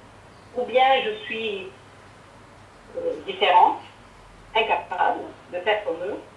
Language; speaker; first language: French; non-native, fluent; Arabic